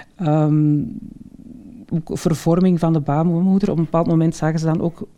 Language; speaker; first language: Dutch; native; Dutch